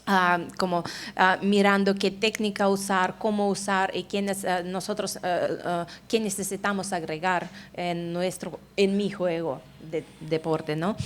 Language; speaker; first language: Spanish; non-native, fluent; Russian